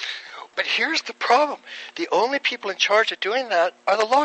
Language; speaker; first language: English; native; English